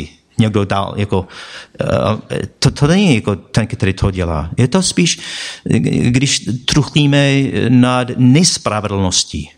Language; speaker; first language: Czech; non-native, fluent; English